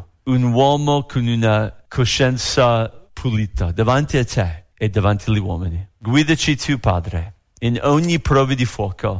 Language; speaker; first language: Italian; non-native, fluent; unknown